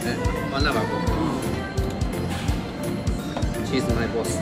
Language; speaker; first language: English; non-native, learner; Japanese